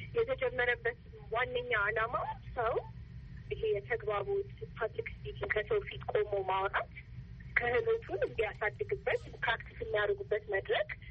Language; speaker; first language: Amharic; native; Amharic